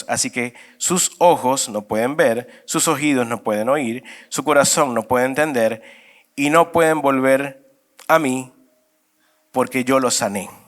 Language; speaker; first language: Spanish; native; Spanish